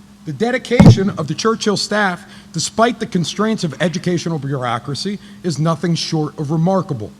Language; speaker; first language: English; native; English